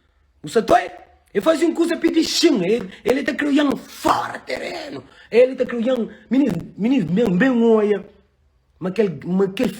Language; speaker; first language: Portuguese; non-native, local second language; Kabuverdianu